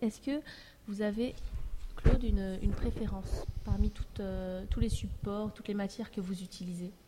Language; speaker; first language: French; native; French